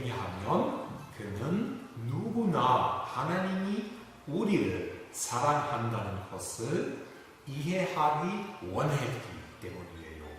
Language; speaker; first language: Korean; non-native, fluent; German